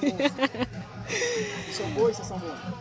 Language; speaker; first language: French; native; French